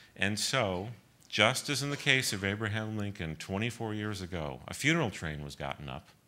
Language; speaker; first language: English; native; English